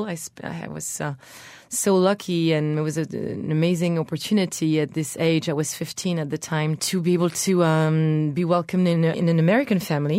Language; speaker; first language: English; non-native, fluent; French